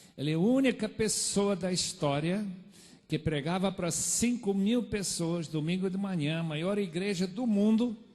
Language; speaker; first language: Portuguese; non-native, fluent; English